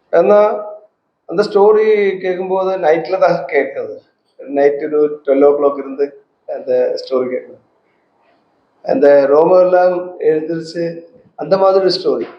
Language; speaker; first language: Tamil; non-native, learner; Malayalam